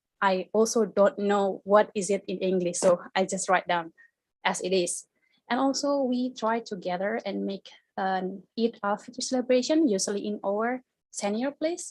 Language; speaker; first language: English; non-native, fluent; Indonesian